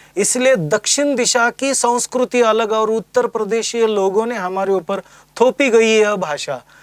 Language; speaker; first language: Hindi; non-native, local second language; Marathi